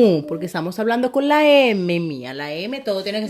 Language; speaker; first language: Spanish; native; Spanish